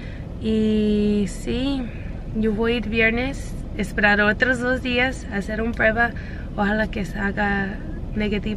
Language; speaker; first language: Spanish; early bilingual, heritage; Spanish